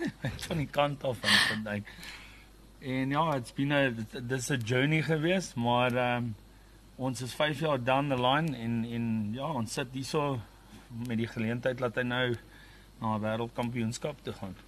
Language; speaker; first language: Afrikaans; native; Afrikaans